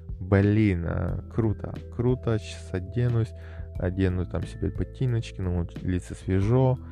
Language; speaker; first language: Russian; native; Russian